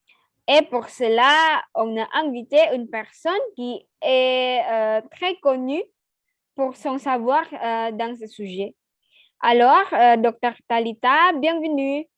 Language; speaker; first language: French; non-native, learner; Indonesian